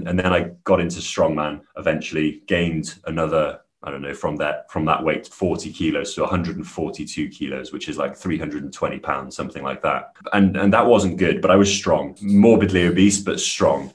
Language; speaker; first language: English; native; English